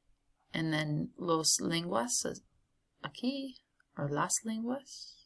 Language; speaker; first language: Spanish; non-native, learner; English